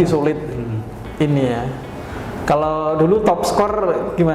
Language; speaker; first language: Indonesian; native; Indonesian